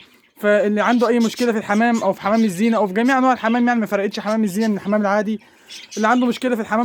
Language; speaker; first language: Arabic; native; Arabic